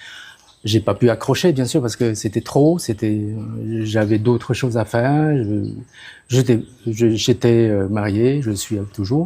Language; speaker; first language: French; non-native, fluent; Khmer